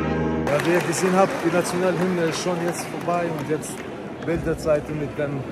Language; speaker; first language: German; non-native, learner; Arabic